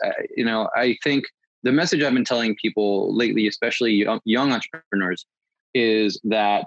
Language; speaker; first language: English; native; English